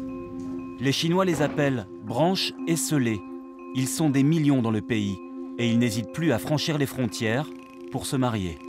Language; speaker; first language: French; native; French